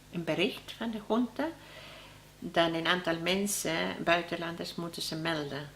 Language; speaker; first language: Dutch; non-native, learner; Spanish